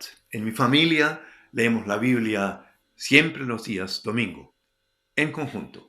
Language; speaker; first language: Spanish; non-native, fluent; German